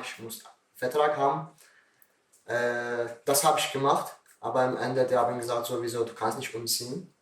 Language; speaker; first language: German; non-native, learner; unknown